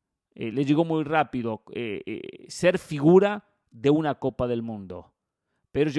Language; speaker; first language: Spanish; native; Spanish